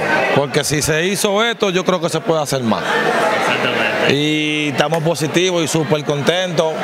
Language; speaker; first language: Spanish; native; Spanish